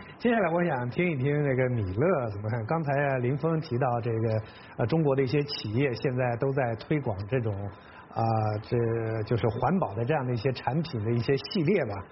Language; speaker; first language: Chinese; native; Chinese